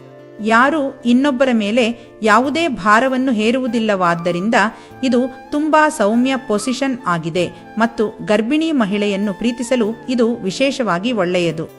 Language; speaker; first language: Kannada; native; Kannada